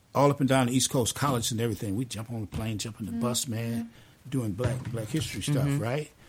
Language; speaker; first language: English; native; English